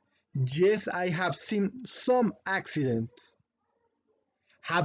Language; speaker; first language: English; non-native, fluent; Spanish